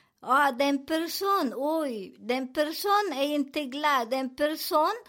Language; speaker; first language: Swedish; non-native, learner; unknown